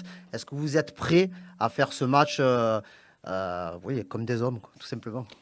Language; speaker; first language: French; native; French